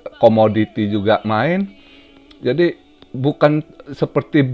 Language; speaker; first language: Indonesian; native; Indonesian